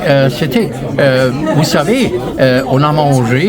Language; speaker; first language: French; non-native, fluent; German